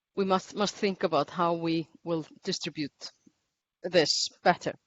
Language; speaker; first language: English; non-native, fluent; Icelandic